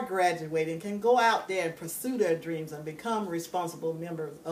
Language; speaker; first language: English; native; English